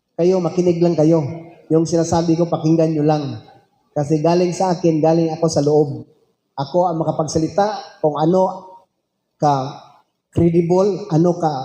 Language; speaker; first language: Filipino; non-native, local second language; Cebuano